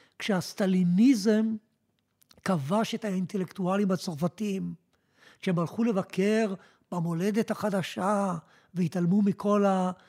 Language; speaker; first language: Hebrew; early bilingual, other home language; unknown